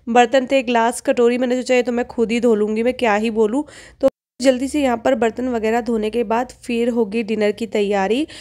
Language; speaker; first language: Hindi; native; Hindi